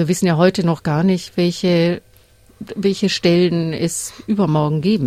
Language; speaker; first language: German; native; German